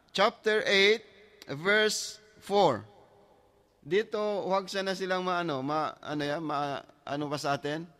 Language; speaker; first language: Filipino; non-native, local second language; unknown